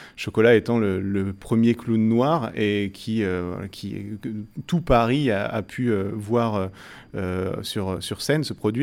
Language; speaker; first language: French; native; French